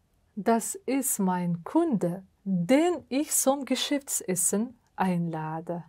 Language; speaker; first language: German; non-native, fluent; Uzbek